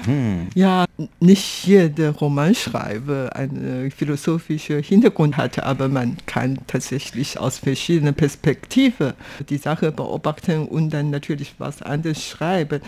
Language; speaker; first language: German; non-native, fluent; Chinese